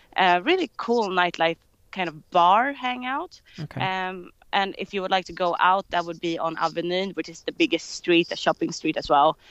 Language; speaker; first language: English; non-native, fluent; Swedish